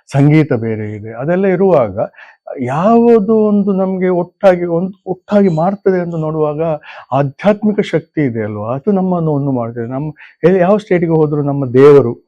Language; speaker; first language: Kannada; non-native, local second language; Konkani